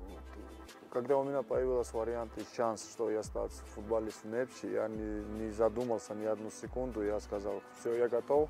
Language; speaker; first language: Russian; non-native, fluent; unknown